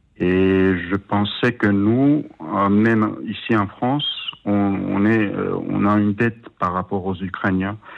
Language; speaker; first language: French; non-native, fluent; Georgian